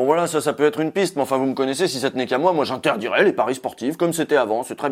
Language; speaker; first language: French; native; French